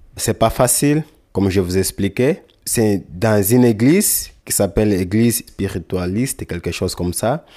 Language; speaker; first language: French; non-native, learner; Lingala